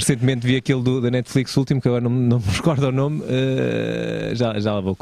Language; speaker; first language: Portuguese; native; Portuguese